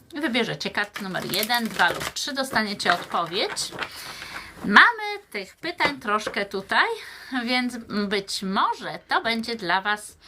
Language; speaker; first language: Polish; native; Polish